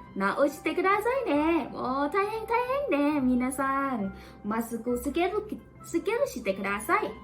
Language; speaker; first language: Japanese; non-native, learner; Thai